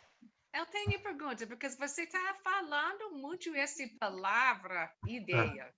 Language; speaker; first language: Portuguese; non-native, learner; English